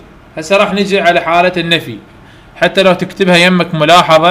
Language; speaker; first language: Arabic; native; Arabic